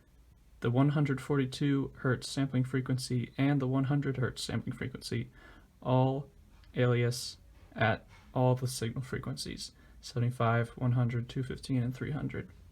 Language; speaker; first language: English; native; English